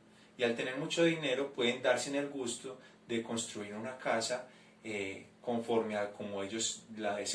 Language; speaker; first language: Spanish; native; Spanish